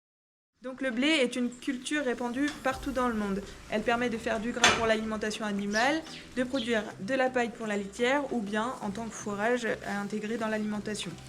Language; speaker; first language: French; native; French